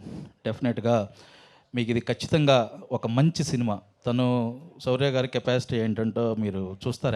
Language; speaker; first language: Telugu; native; Telugu